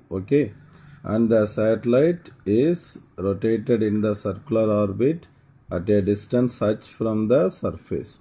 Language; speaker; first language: English; non-native, local second language; Tamil